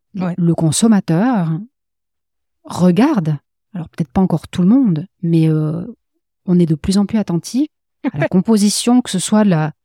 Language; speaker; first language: French; native; French